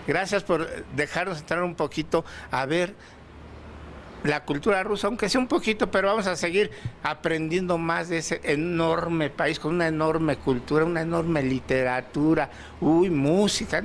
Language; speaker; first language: Spanish; native; Spanish